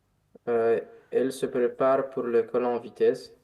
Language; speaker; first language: French; non-native, learner; Romanian